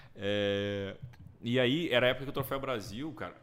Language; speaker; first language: Portuguese; native; Portuguese